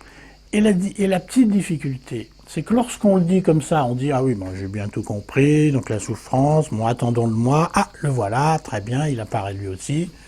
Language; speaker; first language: French; native; French